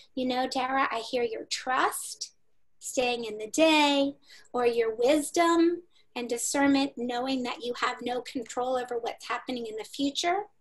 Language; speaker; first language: English; native; English